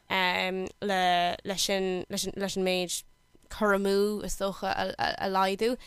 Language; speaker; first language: Irish; non-native, local second language; English